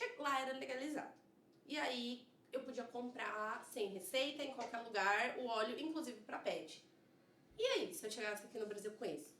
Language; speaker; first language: Portuguese; early bilingual, heritage; Portuguese